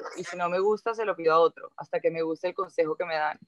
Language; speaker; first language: Spanish; native; Spanish